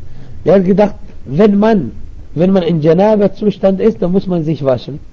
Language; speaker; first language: German; non-native, fluent; Arabic